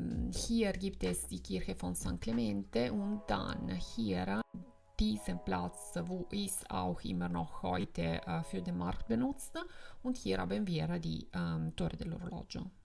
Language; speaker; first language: German; non-native, fluent; Italian